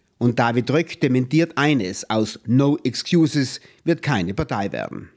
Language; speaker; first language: German; native; German